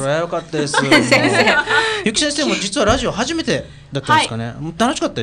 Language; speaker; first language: Japanese; native; Japanese